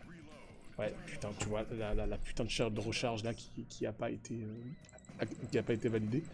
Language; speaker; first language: French; native; French